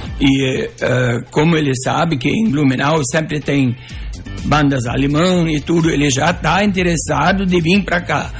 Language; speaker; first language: Portuguese; non-native, local second language; German